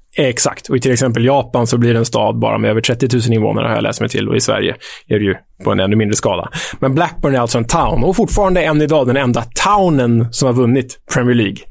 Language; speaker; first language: Swedish; native; Swedish